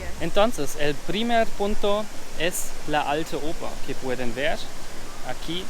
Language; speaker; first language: Spanish; non-native, learner; German